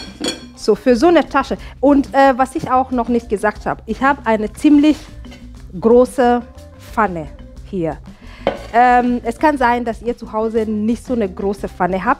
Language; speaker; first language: German; non-native, fluent; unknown